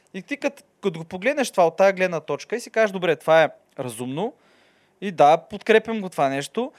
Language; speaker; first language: Bulgarian; native; Bulgarian